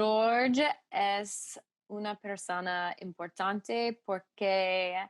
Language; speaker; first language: Spanish; non-native, learner; English